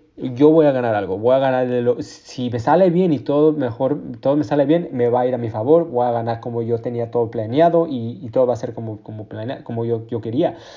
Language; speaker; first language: Spanish; early bilingual, heritage; Spanish